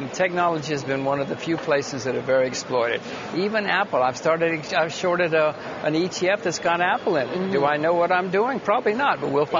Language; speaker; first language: English; native; English